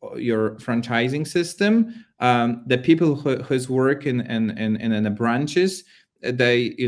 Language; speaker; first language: English; non-native, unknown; Polish